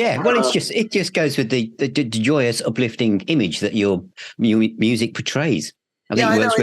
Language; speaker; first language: English; native; English